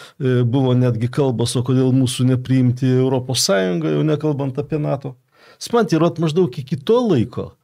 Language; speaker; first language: Lithuanian; native; Lithuanian